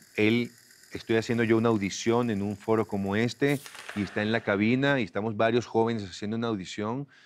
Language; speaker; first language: Spanish; native; Spanish